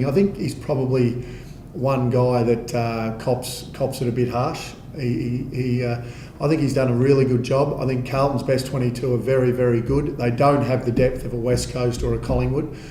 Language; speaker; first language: English; native; English